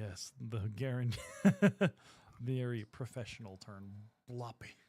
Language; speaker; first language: English; native; English